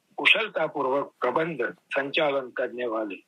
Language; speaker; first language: Hindi; non-native, local second language; Gujarati